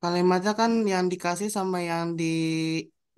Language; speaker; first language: Indonesian; native; Indonesian